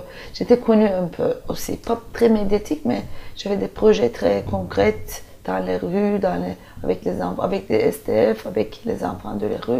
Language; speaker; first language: French; non-native, fluent; Turkish